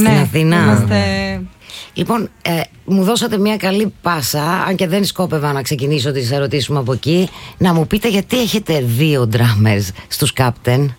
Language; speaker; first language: Greek; native; Greek